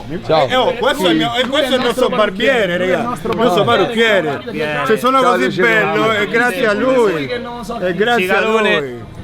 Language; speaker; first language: Italian; native; Italian